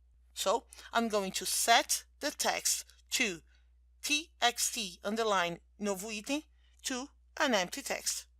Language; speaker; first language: English; non-native, fluent; Portuguese